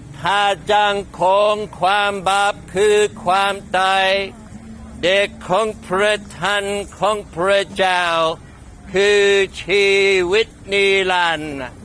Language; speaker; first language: Thai; non-native, fluent; English